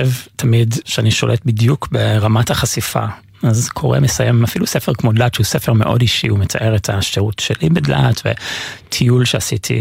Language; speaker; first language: Hebrew; non-native, fluent; English